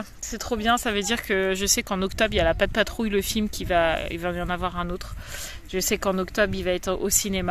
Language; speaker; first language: French; native; French